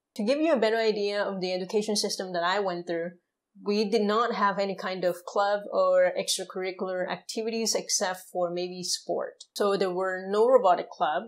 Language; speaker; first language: English; non-native, fluent; Spanish